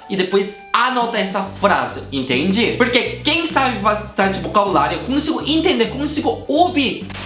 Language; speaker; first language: Portuguese; non-native, fluent; Korean